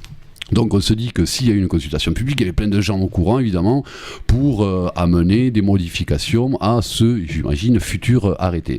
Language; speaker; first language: French; native; French